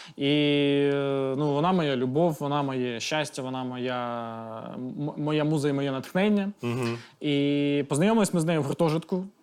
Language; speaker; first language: Ukrainian; non-native, local second language; Russian